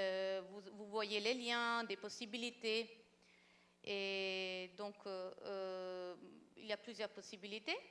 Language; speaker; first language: French; non-native, fluent; Italian